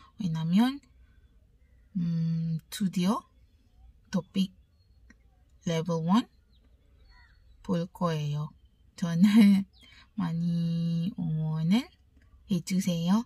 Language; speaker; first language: Korean; non-native, learner; Malay